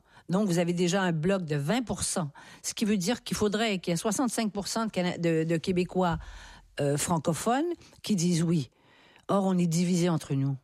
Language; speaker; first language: French; native; French